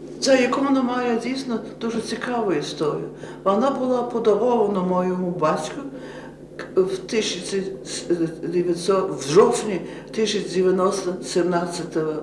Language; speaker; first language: Ukrainian; early bilingual, heritage; Ukrainian